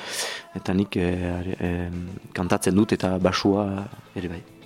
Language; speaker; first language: Basque; non-native, learner; French